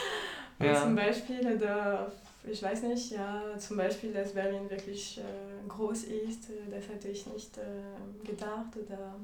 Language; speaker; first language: German; non-native, fluent; French